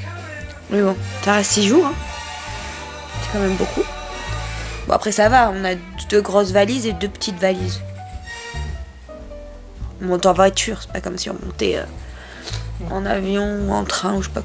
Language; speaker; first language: French; native; French